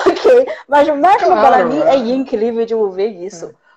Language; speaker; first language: Portuguese; non-native, fluent; Chinese